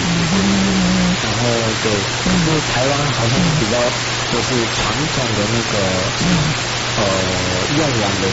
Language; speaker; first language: Chinese; non-native, fluent; Japanese